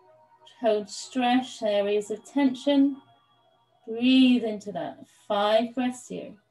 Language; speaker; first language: English; native; English